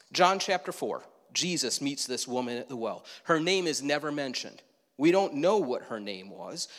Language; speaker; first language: English; native; English